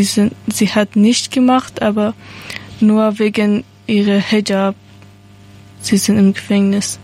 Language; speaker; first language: German; non-native, learner; Persian